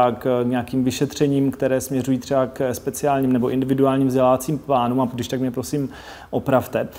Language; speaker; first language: Czech; native; Czech